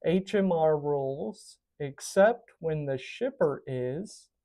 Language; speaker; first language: English; native; English